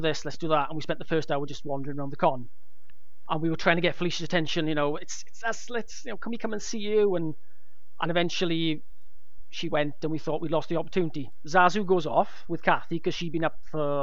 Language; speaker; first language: English; native; English